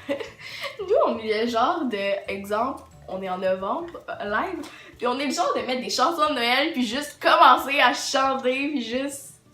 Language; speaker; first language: French; native; French